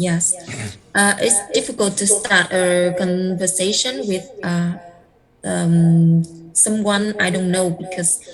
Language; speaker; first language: English; non-native, learner; Vietnamese